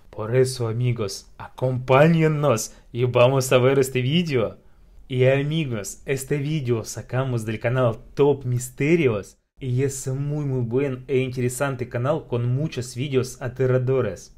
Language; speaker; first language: Spanish; non-native, learner; Russian